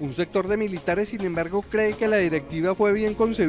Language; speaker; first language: Spanish; native; Spanish